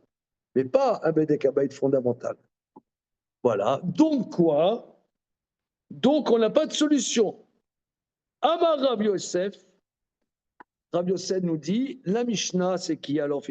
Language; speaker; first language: French; native; French